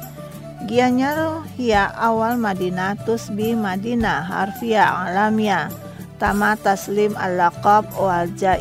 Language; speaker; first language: Arabic; non-native, learner; Indonesian